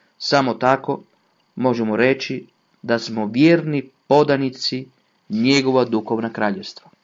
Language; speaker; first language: Croatian; non-native, fluent; Italian